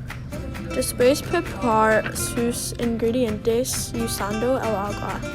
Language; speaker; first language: Spanish; non-native, learner; English